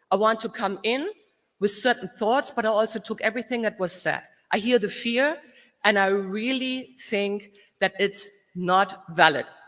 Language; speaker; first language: English; non-native, fluent; German